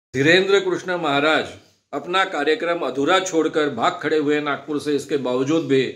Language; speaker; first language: Hindi; non-native, local second language; Marathi